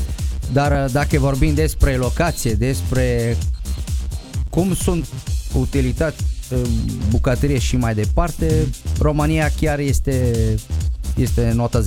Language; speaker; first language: Romanian; non-native, fluent; Italian